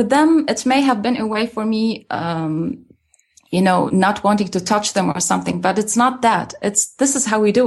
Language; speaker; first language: English; non-native, fluent; Arabic